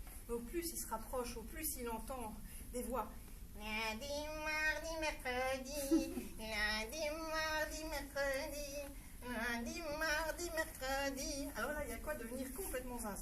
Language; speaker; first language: French; native; French